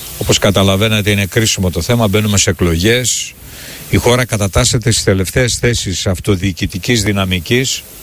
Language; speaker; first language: Greek; native; Greek